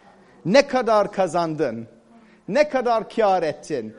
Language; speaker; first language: Turkish; non-native, fluent; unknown